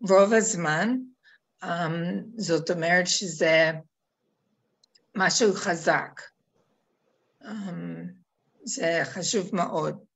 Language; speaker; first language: Hebrew; non-native, fluent; English